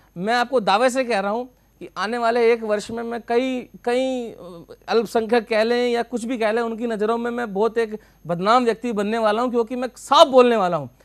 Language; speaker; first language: Hindi; native; Hindi